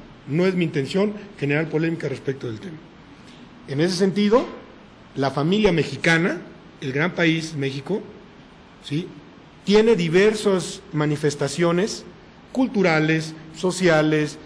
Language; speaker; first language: Spanish; native; Spanish